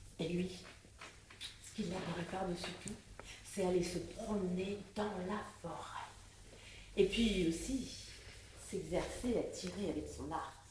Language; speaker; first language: French; native; French